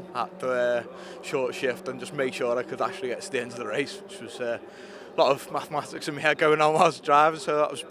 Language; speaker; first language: English; native; English